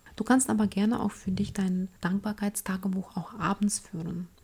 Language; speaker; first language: German; non-native, fluent; Ukrainian